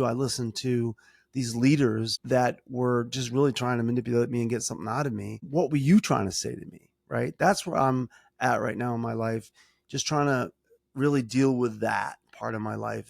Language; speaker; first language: English; native; English